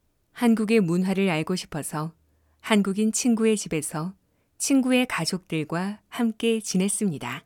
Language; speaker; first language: Korean; non-native, learner; Thai